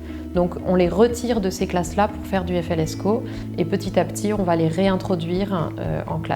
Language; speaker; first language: French; native; French